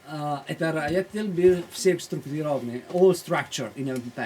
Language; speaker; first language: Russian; non-native, fluent; Italian